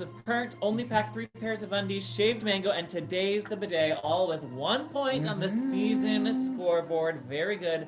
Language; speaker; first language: English; native; English